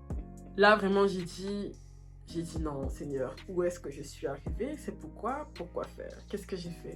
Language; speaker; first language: French; native; French